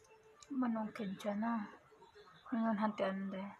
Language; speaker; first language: Korean; non-native, learner; Filipino